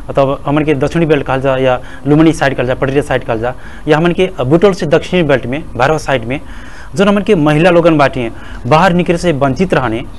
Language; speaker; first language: Bhojpuri; native; Bhojpuri